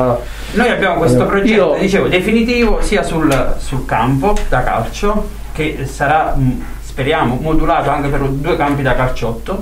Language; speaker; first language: Italian; native; Italian